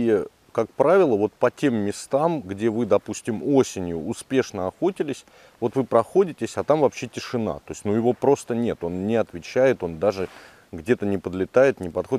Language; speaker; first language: Russian; native; Russian